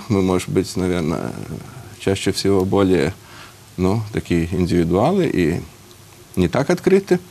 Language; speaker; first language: Russian; non-native, local second language; Latvian